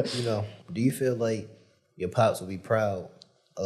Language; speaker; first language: English; native; English